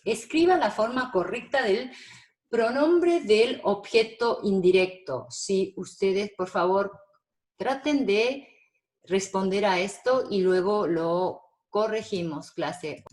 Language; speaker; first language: Spanish; non-native, fluent; Korean